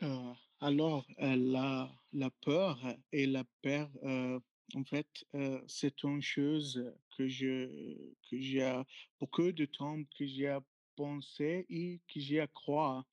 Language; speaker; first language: French; non-native, learner; Arabic